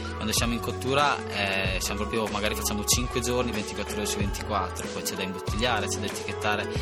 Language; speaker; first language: Italian; native; Italian